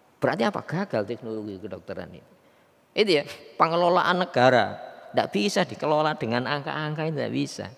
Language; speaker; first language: Indonesian; non-native, local second language; Javanese